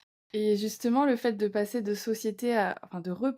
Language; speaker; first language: French; native; French